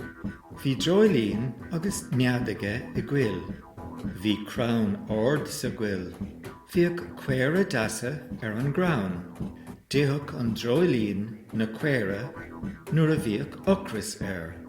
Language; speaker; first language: Irish; native; Irish